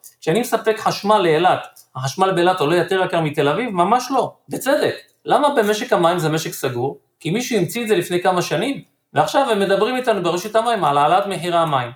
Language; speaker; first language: Hebrew; native; Hebrew